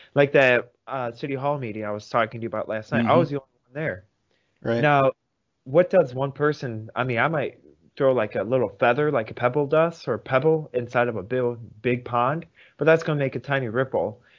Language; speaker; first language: English; early bilingual, other home language; Russian